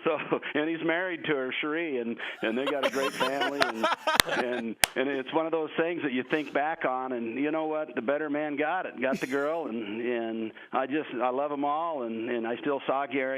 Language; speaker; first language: English; native; English